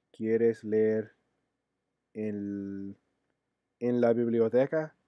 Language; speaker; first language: Spanish; non-native, learner; English